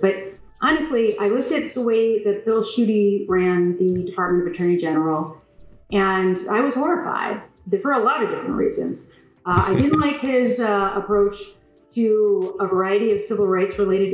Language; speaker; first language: English; native; English